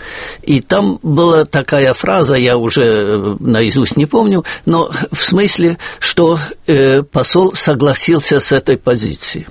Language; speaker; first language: Russian; non-native, fluent; German